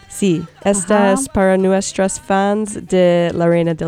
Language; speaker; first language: Spanish; early bilingual, heritage; Spanish